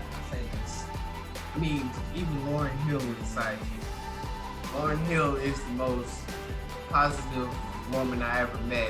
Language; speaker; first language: English; native; English